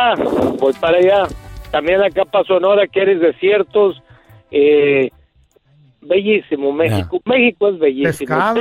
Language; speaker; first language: Spanish; native; Spanish